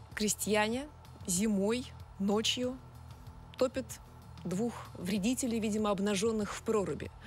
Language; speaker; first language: Russian; native; Russian